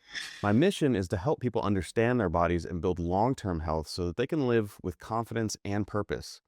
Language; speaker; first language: English; native; English